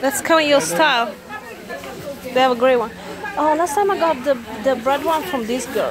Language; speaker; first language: English; non-native, fluent; Italian